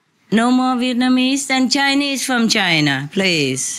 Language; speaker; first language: English; non-native, fluent; Vietnamese